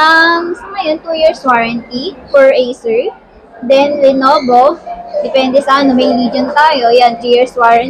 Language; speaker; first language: Filipino; native; Filipino